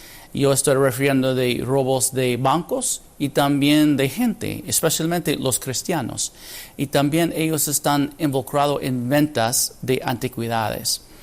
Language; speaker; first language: Spanish; non-native, fluent; English